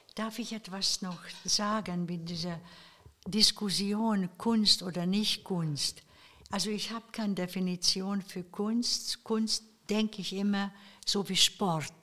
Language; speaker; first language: German; non-native, fluent; Hungarian